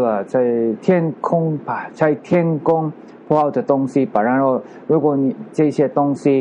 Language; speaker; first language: Chinese; non-native, learner; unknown